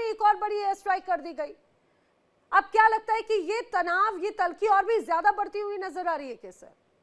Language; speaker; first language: Hindi; native; Hindi